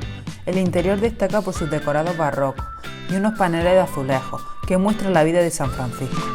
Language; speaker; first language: Spanish; native; Spanish